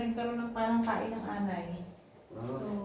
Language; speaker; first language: Filipino; native; Filipino